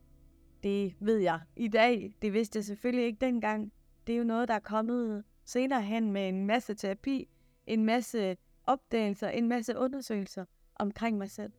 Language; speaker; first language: Danish; native; Danish